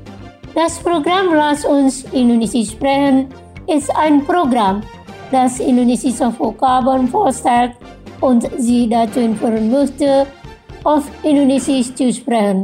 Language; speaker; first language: German; non-native, fluent; Indonesian